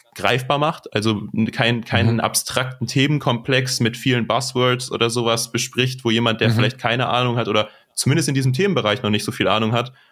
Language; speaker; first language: German; native; German